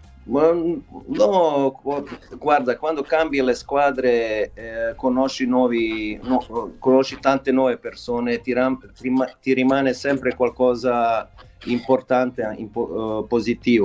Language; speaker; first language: Italian; non-native, fluent; Serbian